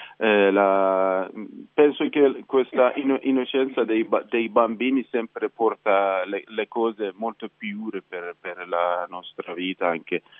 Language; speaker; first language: Italian; non-native, fluent; Persian